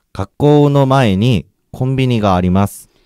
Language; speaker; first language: Japanese; non-native, learner; Korean